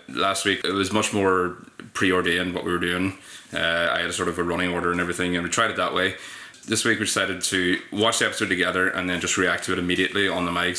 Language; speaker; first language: English; native; English